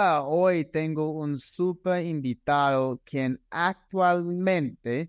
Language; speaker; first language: Spanish; non-native, fluent; English